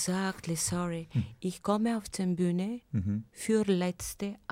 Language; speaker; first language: German; non-native, fluent; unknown